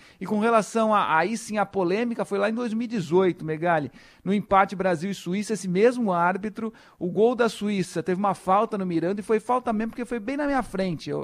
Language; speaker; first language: Portuguese; native; Portuguese